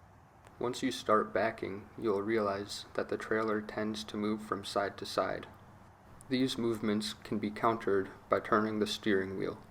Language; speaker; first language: English; native; English